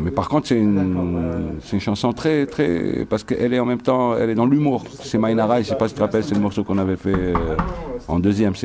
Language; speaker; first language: French; non-native, local second language; Arabic